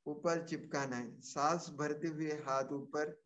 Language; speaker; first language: Hindi; non-native, local second language; Marathi